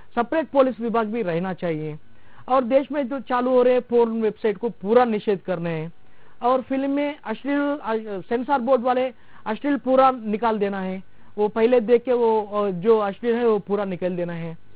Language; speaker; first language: Hindi; non-native, local second language; Telugu